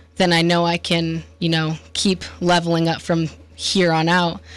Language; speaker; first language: English; native; English